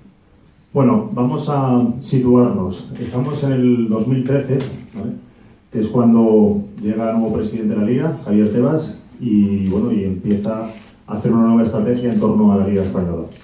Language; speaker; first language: Spanish; native; Spanish